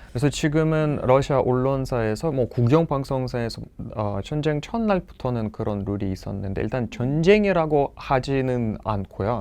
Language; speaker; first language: Korean; non-native, fluent; Russian